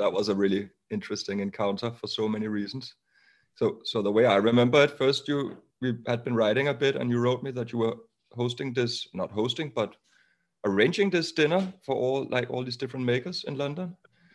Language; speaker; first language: English; non-native, fluent; Danish